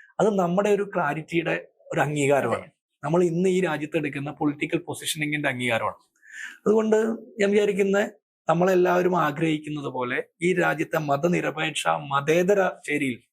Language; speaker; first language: Malayalam; native; Malayalam